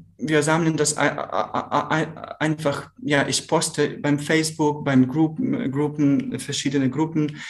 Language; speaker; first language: German; non-native, learner; Ukrainian